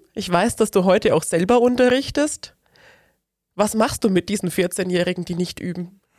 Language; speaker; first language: German; native; German